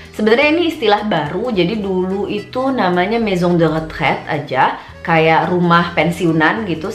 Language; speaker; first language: Indonesian; native; Indonesian